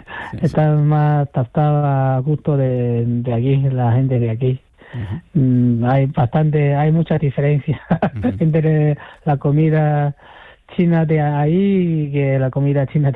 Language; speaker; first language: Spanish; non-native, fluent; Chinese